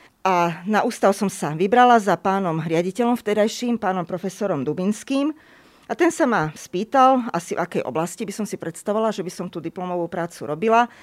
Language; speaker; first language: Slovak; native; Slovak